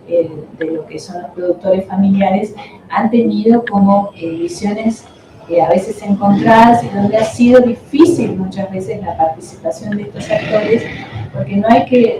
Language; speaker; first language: Spanish; native; Spanish